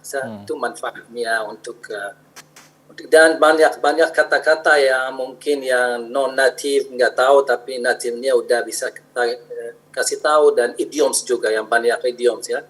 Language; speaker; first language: Indonesian; non-native, fluent; Arabic